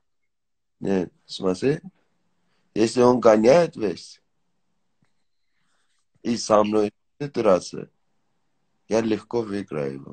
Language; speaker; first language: Russian; non-native, learner; Tajik